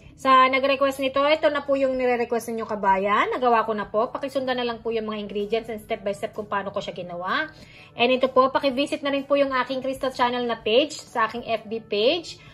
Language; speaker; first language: Filipino; native; Filipino